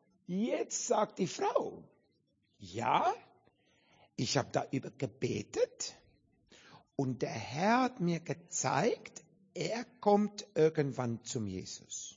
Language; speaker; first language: German; non-native, learner; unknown